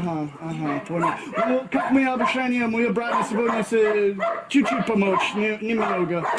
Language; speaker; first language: Russian; non-native, learner; English